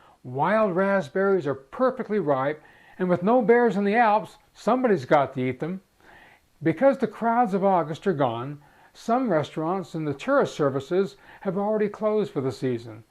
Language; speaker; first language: English; native; English